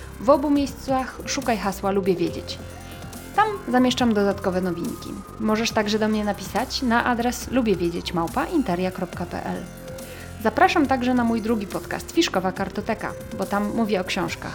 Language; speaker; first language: Polish; native; Polish